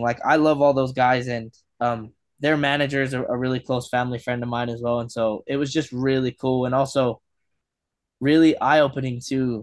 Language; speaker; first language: English; native; English